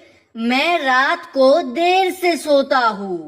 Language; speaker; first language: Hindi; non-native, fluent; Bangla